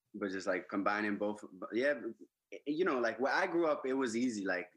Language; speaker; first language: English; early bilingual, other home language; Spanish